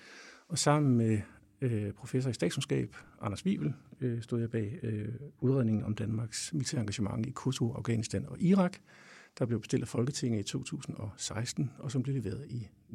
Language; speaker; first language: Danish; native; Danish